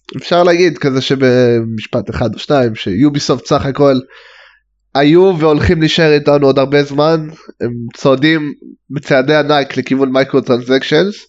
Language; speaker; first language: Hebrew; native; Hebrew